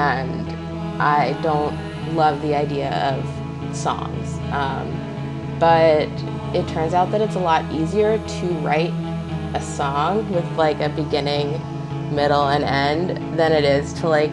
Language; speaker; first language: English; native; English